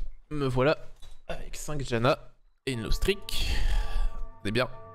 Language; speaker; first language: French; native; French